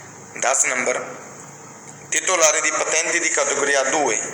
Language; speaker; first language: Italian; non-native, fluent; Punjabi